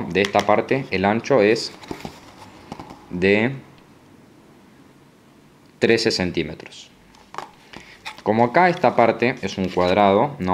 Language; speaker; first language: Spanish; native; Spanish